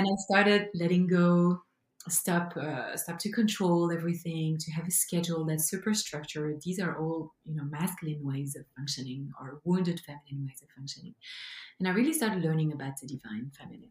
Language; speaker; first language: English; non-native, fluent; French